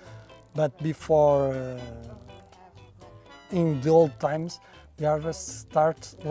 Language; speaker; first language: English; non-native, learner; Portuguese